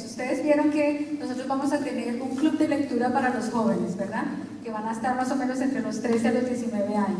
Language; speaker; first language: Spanish; native; Spanish